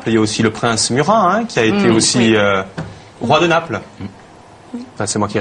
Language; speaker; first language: French; native; French